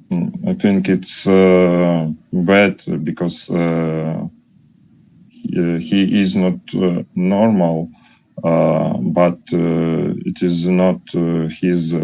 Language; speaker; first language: English; non-native, learner; Russian